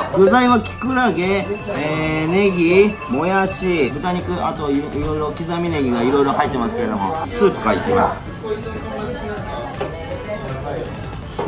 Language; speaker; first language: Japanese; native; Japanese